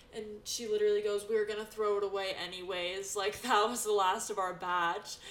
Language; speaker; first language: English; native; English